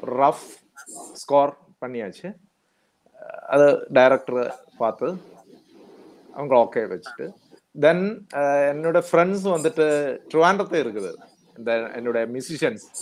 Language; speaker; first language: Tamil; non-native, learner; Malayalam